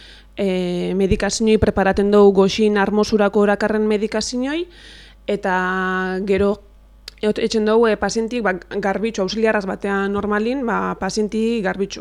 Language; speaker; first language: Basque; native; Basque